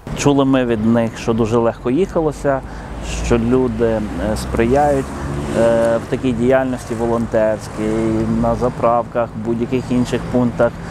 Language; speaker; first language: Ukrainian; native; Ukrainian